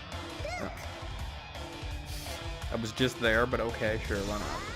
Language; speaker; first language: English; native; English